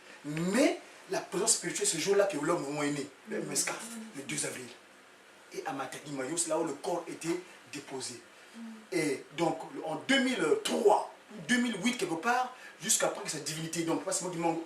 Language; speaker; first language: French; non-native, local second language; Kongo